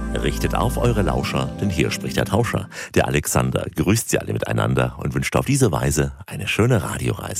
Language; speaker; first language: German; native; German